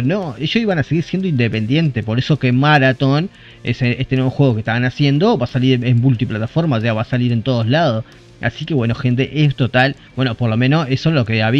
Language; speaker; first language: Spanish; native; Spanish